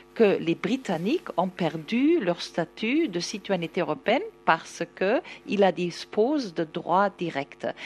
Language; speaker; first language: French; non-native, fluent; German